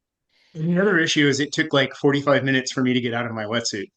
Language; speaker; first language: English; native; English